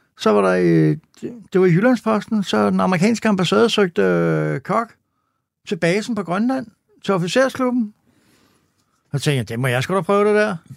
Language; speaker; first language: Danish; native; Danish